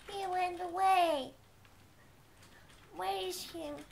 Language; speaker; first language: English; non-native, fluent; Finnish